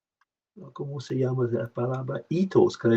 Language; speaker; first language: Spanish; non-native, learner; French